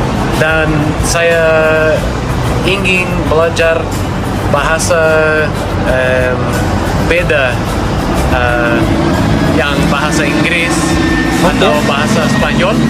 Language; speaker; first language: Indonesian; non-native, learner; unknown